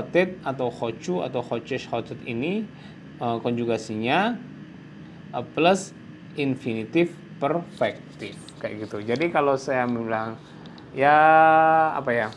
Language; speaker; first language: Indonesian; native; Indonesian